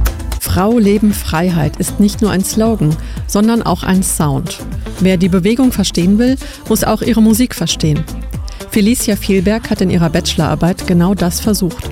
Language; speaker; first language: German; native; German